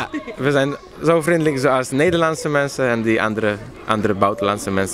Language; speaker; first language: Dutch; non-native, learner; Polish